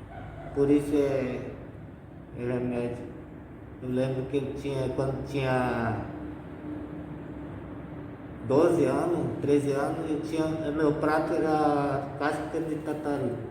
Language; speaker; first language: Portuguese; non-native, local second language; Guarani